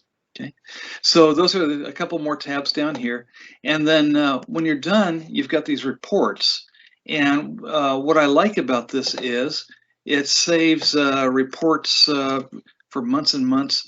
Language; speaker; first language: English; native; English